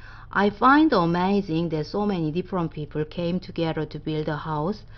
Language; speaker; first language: English; non-native, fluent; Korean